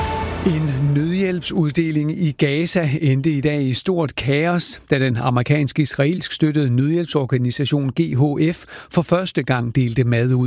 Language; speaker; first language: Danish; native; Danish